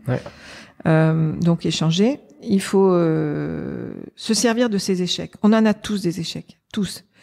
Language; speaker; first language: French; native; French